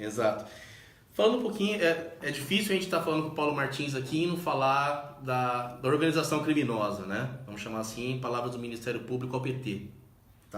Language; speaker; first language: Portuguese; native; Portuguese